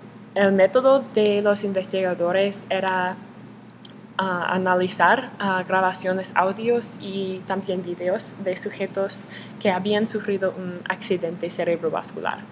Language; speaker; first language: Spanish; non-native, learner; English